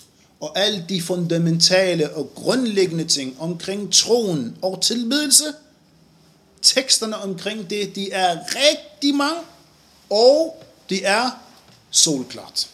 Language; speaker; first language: Danish; non-native, fluent; Arabic